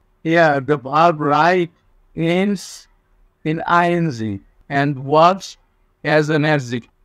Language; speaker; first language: English; non-native, local second language; Bangla